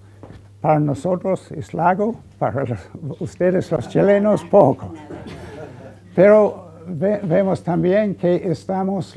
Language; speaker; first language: Spanish; non-native, fluent; English